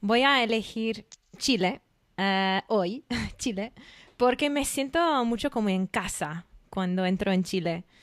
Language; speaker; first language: Spanish; non-native, fluent; English